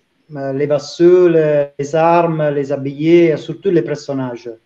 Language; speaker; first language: French; non-native, learner; Italian